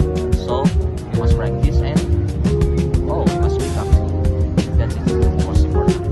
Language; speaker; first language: English; non-native, learner; Indonesian